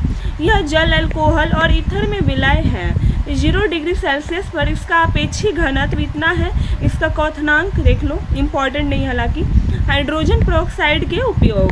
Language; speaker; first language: Hindi; native; Hindi